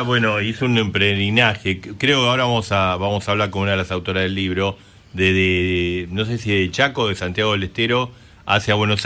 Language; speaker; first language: Spanish; native; Spanish